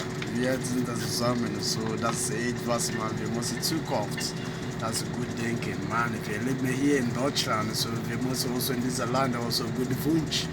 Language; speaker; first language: German; non-native, learner; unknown